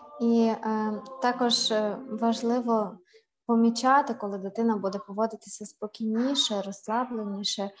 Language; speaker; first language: Ukrainian; native; Ukrainian